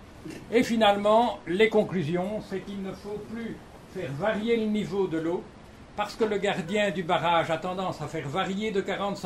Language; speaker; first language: French; native; French